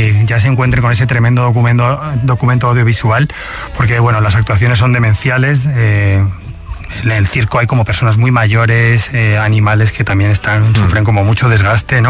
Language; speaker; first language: Spanish; native; Spanish